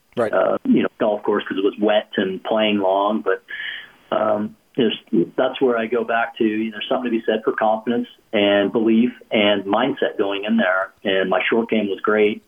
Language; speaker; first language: English; native; English